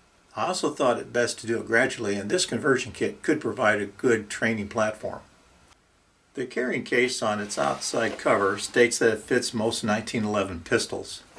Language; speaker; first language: English; native; English